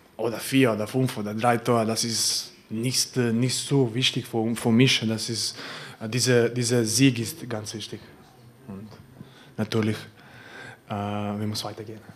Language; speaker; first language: German; non-native, learner; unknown